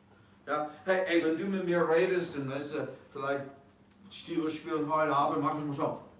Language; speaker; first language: German; non-native, fluent; English